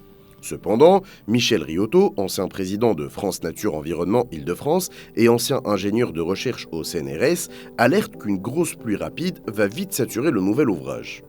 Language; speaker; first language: French; native; French